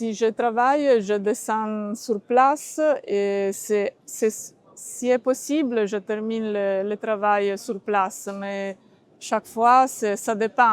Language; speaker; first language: French; non-native, learner; Italian